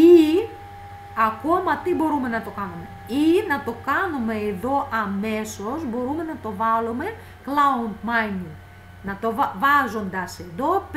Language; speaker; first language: Greek; non-native, fluent; Russian